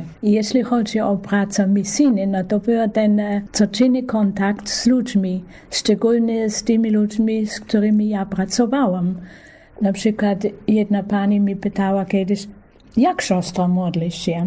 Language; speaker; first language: Polish; non-native, fluent; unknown